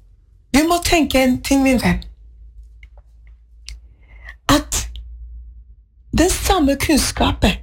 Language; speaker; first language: Norwegian; non-native, fluent; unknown